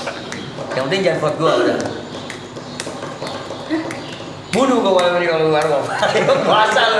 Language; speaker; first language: Indonesian; native; Indonesian